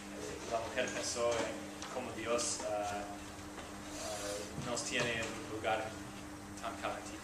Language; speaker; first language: Spanish; non-native, fluent; English